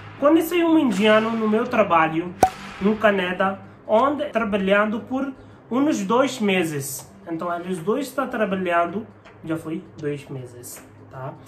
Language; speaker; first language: Portuguese; non-native, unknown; Hindi